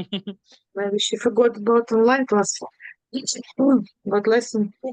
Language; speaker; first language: English; non-native, learner; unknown